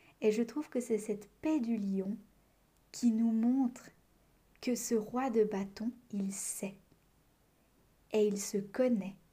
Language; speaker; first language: French; native; French